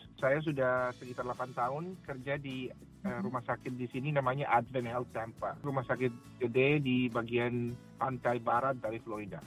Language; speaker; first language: Indonesian; native; Indonesian